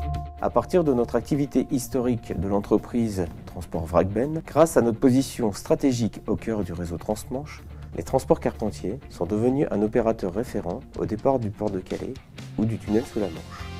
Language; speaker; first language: French; native; French